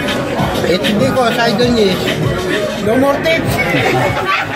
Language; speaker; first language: English; non-native, learner; Filipino